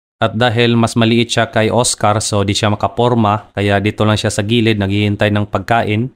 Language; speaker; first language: Filipino; native; Filipino